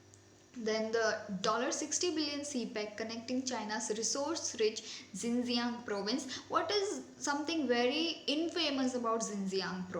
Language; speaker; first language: English; non-native, local second language; Hindi